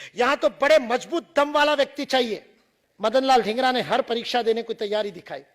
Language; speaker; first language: Hindi; non-native, local second language; Marathi